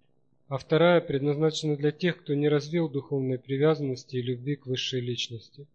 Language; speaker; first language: Russian; native; Russian